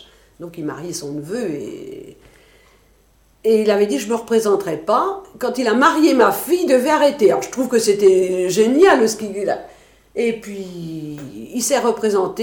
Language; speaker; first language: French; native; French